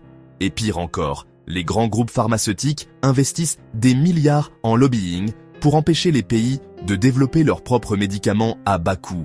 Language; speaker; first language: French; native; French